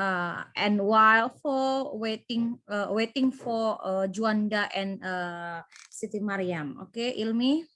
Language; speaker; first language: English; non-native, fluent; Indonesian